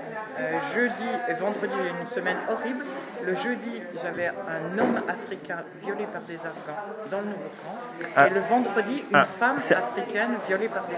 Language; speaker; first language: French; native; French